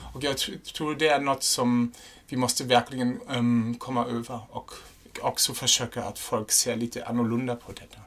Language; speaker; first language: Swedish; non-native, fluent; German